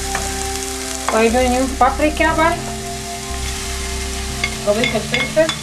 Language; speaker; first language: Dutch; non-native, learner; Arabic